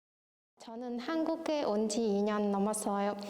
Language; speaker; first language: Korean; non-native, learner; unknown